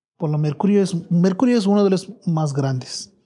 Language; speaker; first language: Spanish; non-native, learner; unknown